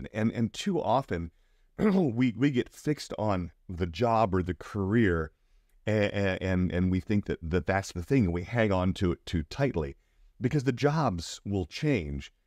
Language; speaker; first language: English; native; English